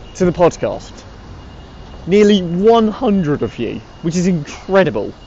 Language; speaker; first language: English; native; English